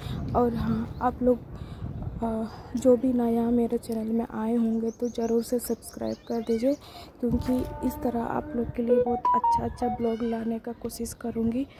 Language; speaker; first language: Hindi; non-native, local second language; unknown